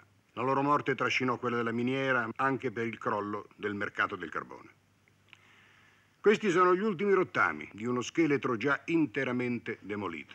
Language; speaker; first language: Italian; native; Italian